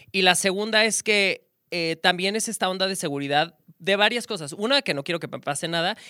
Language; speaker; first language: Spanish; native; Spanish